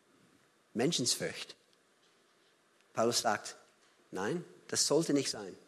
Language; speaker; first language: German; non-native, fluent; English